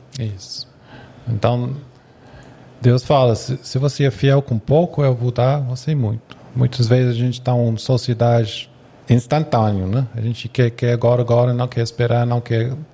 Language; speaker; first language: Portuguese; non-native, fluent; English